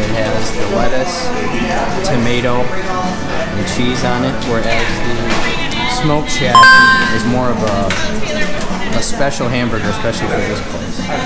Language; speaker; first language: English; early bilingual, other home language; Korean